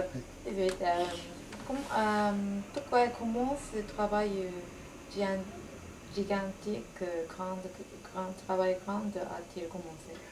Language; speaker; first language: French; non-native, fluent; Japanese